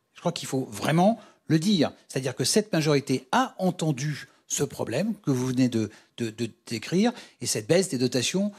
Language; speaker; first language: French; native; French